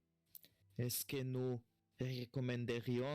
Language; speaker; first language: French; non-native, learner; Slovak